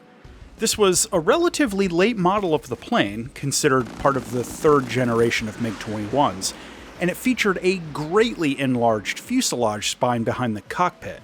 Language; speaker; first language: English; native; English